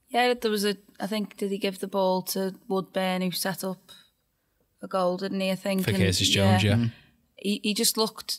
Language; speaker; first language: English; native; English